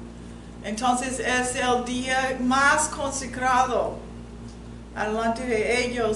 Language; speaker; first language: Spanish; non-native, fluent; English